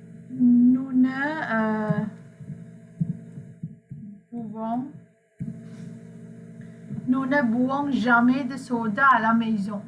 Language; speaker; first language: French; non-native, fluent; Sinhala